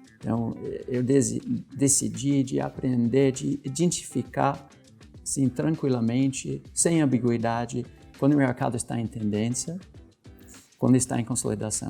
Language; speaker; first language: Portuguese; non-native, fluent; English